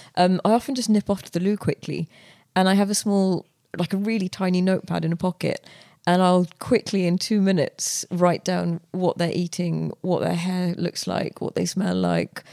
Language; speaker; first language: English; native; English